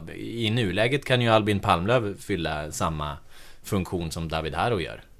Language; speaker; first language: Swedish; native; Swedish